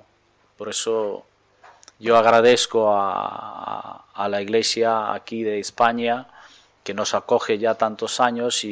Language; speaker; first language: Spanish; non-native, fluent; Ukrainian